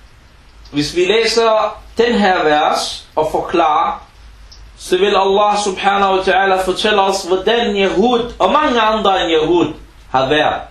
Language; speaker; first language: Danish; non-native, fluent; Arabic